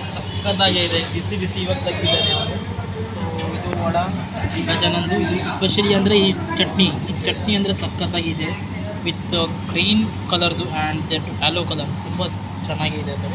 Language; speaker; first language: Kannada; early bilingual, heritage; Kannada